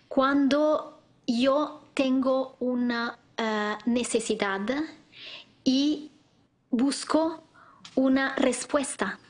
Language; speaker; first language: Spanish; non-native, learner; Italian